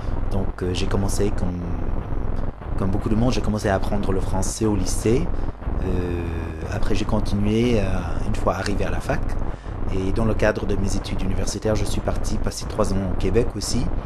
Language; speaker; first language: French; non-native, fluent; English